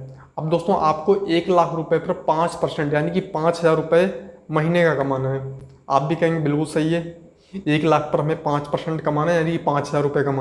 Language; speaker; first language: Hindi; native; Hindi